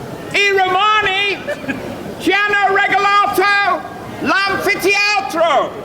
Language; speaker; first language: Italian; non-native, learner; English